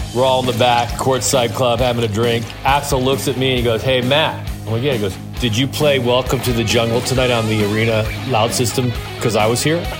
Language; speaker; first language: English; native; English